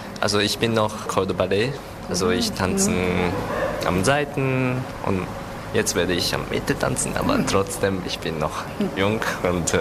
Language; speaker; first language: German; non-native, learner; Japanese